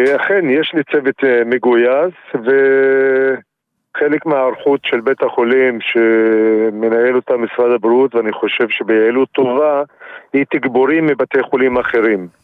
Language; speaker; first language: Hebrew; non-native, local second language; Arabic